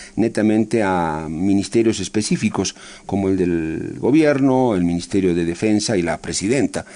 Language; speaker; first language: Spanish; native; Spanish